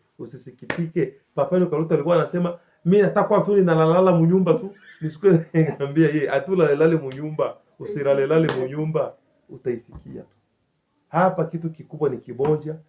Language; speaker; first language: Swahili; native; Swahili